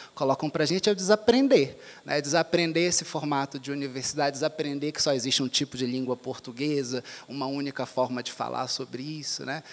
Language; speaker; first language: Portuguese; native; Portuguese